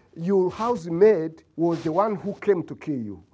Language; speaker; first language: English; non-native, local second language; Kinyarwanda